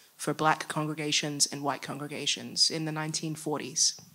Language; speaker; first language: English; native; English